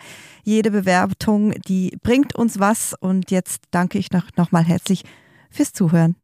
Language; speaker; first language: German; native; German